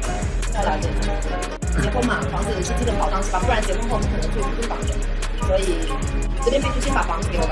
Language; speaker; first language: Chinese; native; Chinese